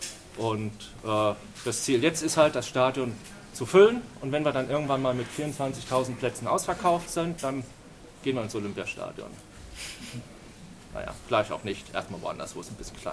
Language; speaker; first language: German; native; German